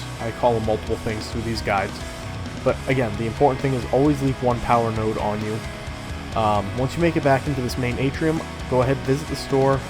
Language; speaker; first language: English; native; English